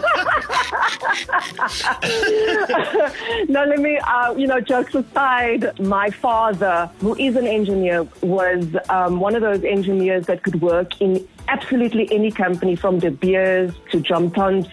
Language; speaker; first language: English; native; English